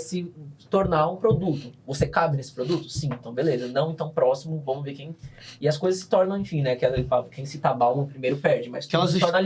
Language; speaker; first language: Portuguese; native; Portuguese